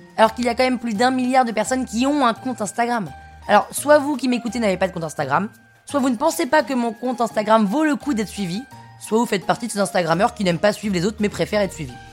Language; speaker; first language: French; early bilingual, heritage; French